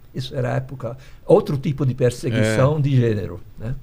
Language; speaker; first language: Portuguese; early bilingual, other home language; Hungarian